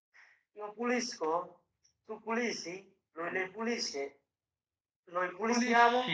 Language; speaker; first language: Italian; non-native, learner; Bangla